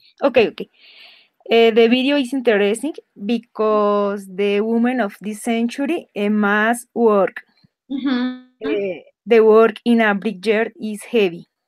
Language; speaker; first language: English; non-native, learner; Spanish